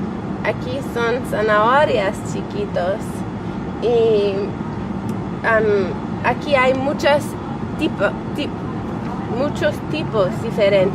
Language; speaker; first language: Spanish; non-native, learner; English